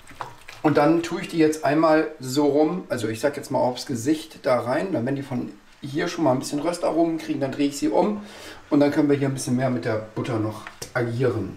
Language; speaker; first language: German; native; German